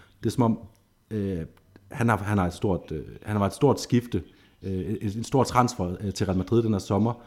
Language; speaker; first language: Danish; native; Danish